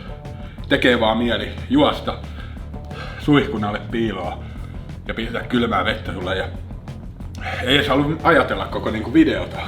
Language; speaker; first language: Finnish; native; Finnish